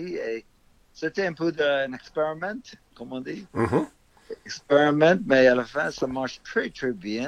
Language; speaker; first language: French; non-native, fluent; English